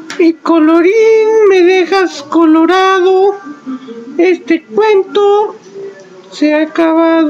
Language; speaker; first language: Spanish; native; Spanish